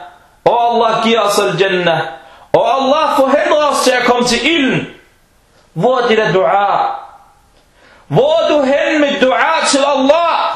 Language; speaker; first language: Danish; non-native, fluent; Arabic